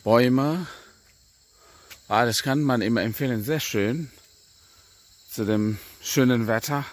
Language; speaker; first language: German; non-native, learner; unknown